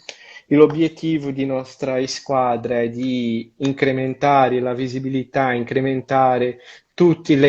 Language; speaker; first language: Italian; non-native, learner; Portuguese